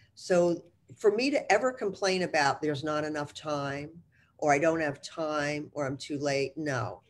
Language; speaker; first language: English; native; English